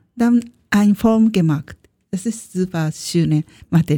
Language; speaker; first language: German; non-native, learner; Japanese